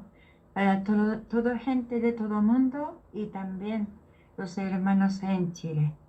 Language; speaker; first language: Spanish; non-native, learner; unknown